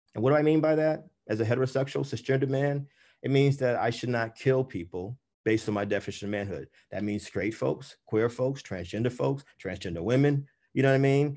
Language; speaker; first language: English; native; English